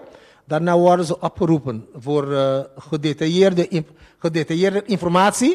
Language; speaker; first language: Dutch; non-native, local second language; Papiamento